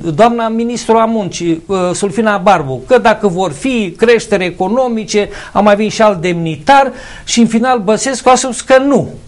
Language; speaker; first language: Romanian; native; Romanian